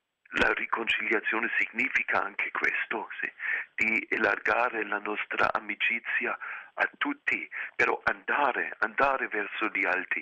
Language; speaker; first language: Italian; non-native, fluent; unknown